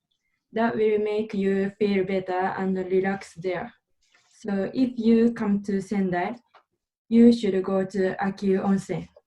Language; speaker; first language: English; non-native, learner; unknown